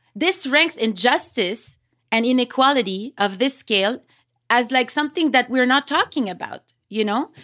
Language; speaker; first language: English; early bilingual, other home language; Arabic